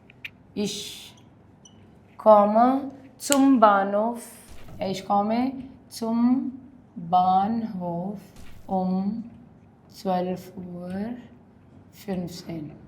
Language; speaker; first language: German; non-native, learner; Hindi